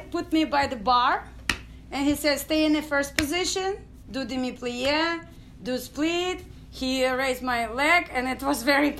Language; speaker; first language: English; non-native, learner; Ukrainian